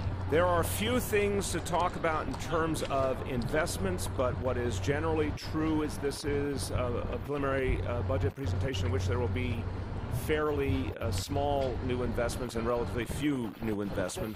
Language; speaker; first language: English; native; English